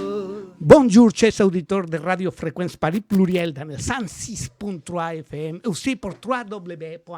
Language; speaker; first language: French; non-native, learner; Spanish